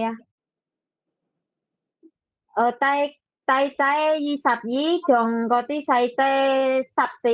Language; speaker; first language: Cantonese; non-native, learner; Indonesian